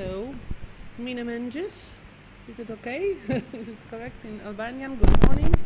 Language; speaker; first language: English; non-native, fluent; Polish